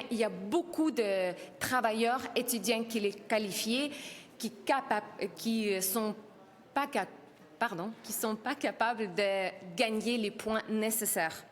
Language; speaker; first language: French; non-native, learner; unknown